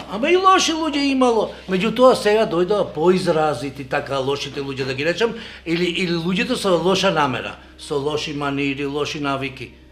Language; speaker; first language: Macedonian; non-native, local second language; Albanian